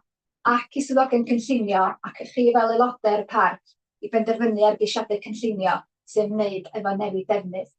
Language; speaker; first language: Welsh; native; Welsh